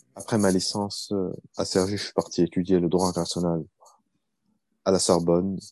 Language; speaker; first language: French; early bilingual, other home language; Arabic